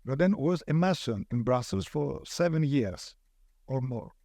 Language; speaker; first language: English; non-native, fluent; Greek